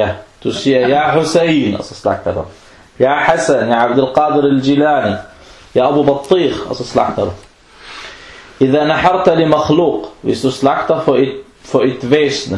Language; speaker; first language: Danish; non-native, fluent; Arabic